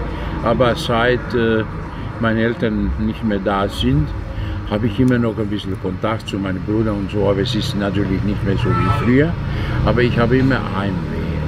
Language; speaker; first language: German; non-native, fluent; Italian